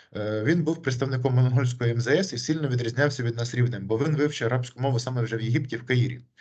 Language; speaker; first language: Ukrainian; native; Ukrainian